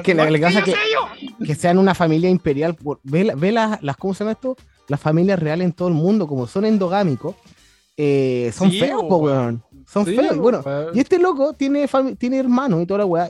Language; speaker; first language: Spanish; native; Spanish